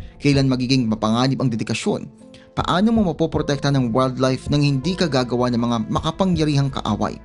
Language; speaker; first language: Filipino; native; Filipino